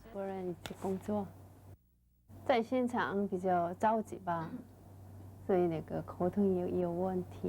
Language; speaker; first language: Chinese; non-native, learner; Korean